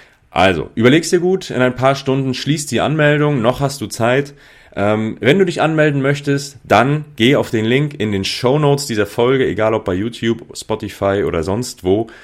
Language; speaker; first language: German; native; German